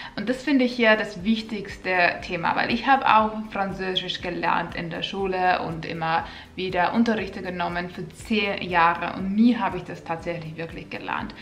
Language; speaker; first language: German; non-native, fluent; Finnish